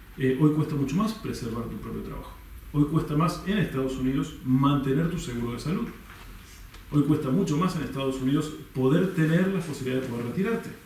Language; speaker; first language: Spanish; native; Spanish